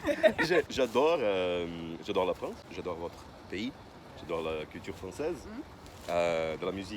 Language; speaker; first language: French; non-native, fluent; Portuguese